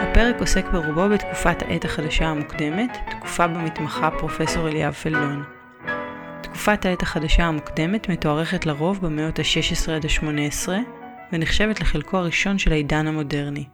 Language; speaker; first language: Hebrew; native; Hebrew